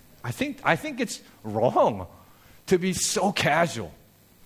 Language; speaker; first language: English; early bilingual, other home language; Korean